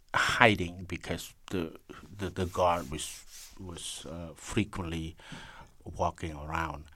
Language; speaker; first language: English; non-native, learner; Khmer